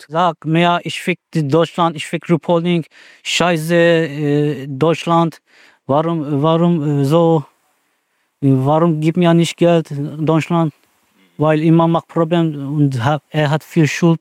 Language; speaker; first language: German; non-native, learner; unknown